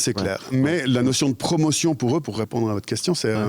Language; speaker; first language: French; native; French